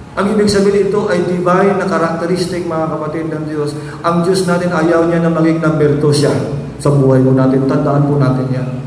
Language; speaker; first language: Filipino; non-native, local second language; Hiligaynon